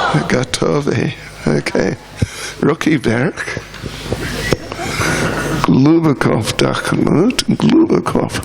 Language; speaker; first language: Russian; non-native, learner; English